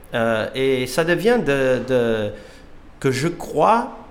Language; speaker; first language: French; non-native, fluent; Portuguese